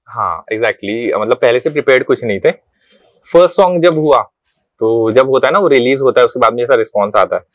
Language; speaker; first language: Hindi; non-native, local second language; Marathi